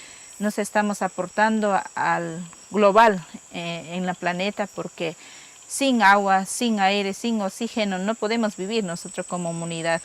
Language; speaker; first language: Spanish; non-native, local second language; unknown